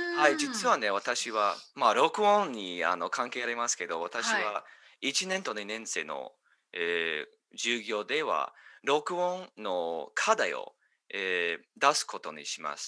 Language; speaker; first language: Japanese; non-native, fluent; English